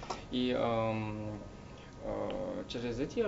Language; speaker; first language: Russian; non-native, learner; French